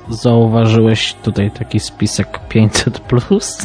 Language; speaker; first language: Polish; native; Polish